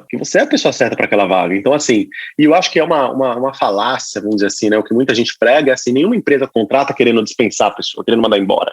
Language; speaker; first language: Portuguese; native; Portuguese